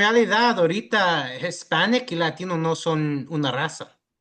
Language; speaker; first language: Spanish; early bilingual, heritage; English